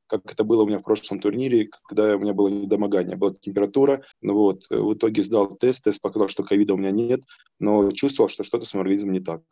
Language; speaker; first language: Russian; native; Russian